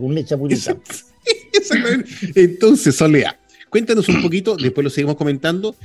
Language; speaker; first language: Spanish; native; Spanish